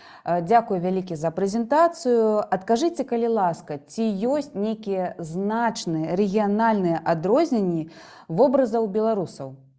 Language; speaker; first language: Belarusian; native; Belarusian